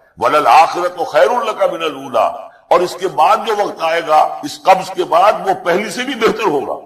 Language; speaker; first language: Urdu; native; Urdu